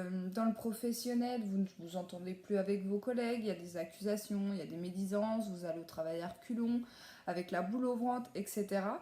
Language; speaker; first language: French; native; French